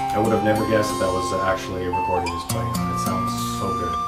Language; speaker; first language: English; native; English